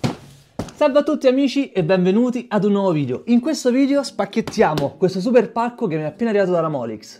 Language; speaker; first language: Italian; native; Italian